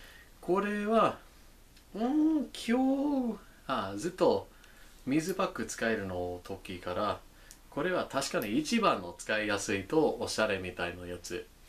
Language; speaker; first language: Japanese; non-native, learner; English